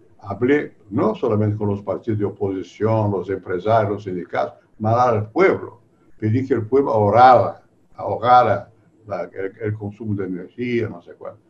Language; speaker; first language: Spanish; non-native, fluent; Portuguese